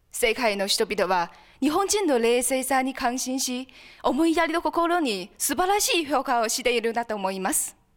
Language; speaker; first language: Japanese; non-native, fluent; Chinese